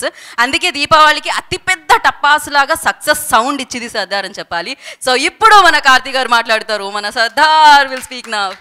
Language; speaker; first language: Telugu; native; Telugu